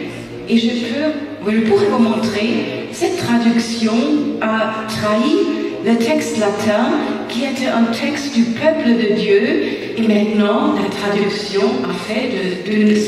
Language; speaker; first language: French; non-native, fluent; German